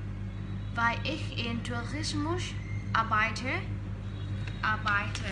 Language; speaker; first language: German; non-native, learner; Vietnamese